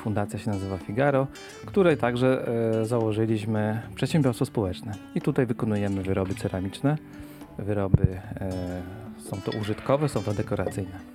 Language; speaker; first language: Polish; native; Polish